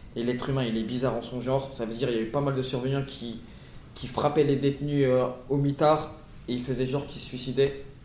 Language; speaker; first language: French; native; French